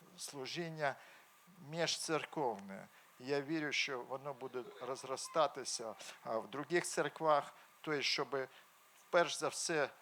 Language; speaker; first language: Ukrainian; non-native, local second language; Russian